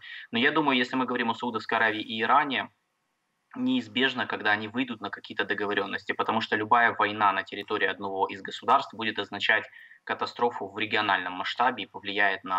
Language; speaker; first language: Russian; native; Russian